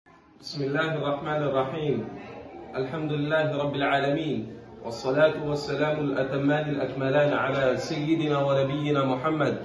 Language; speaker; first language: Arabic; non-native, learner; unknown